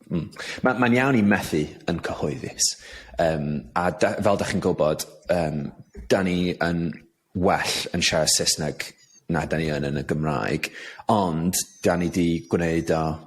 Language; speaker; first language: Welsh; non-native, fluent; English